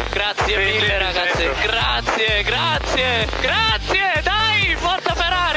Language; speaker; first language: Italian; non-native, learner; German